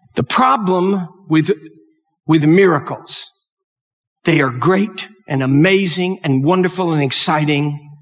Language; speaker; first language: English; native; English